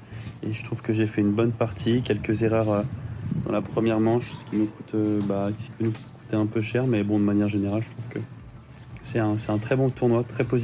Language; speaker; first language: French; native; French